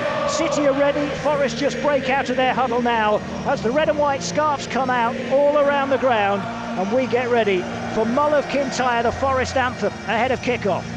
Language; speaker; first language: English; native; English